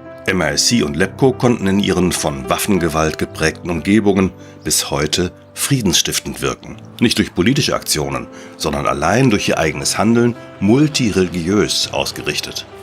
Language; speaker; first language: German; native; German